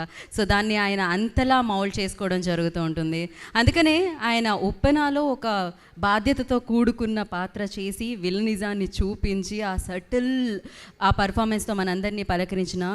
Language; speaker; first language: Telugu; native; Telugu